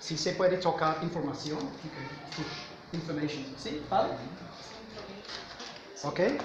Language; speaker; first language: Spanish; non-native, fluent; English